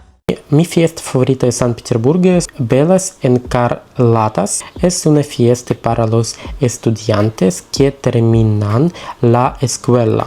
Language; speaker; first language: Spanish; non-native, learner; Russian